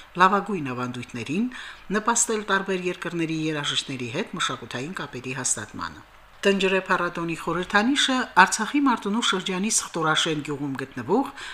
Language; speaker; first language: Armenian; native; Armenian